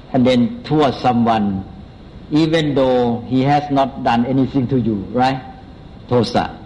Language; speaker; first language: English; non-native, fluent; Thai